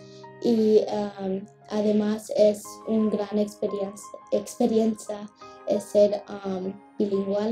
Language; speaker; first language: Spanish; early bilingual, heritage; Spanish